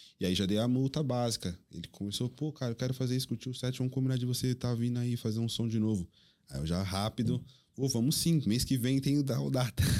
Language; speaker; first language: Portuguese; native; Portuguese